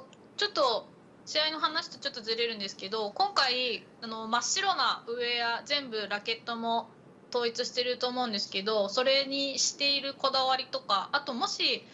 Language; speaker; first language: Japanese; native; Japanese